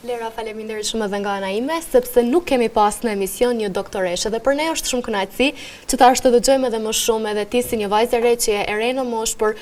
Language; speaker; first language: Albanian; native; Albanian